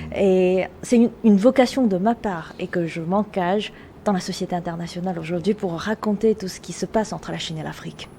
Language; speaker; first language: French; non-native, fluent; Chinese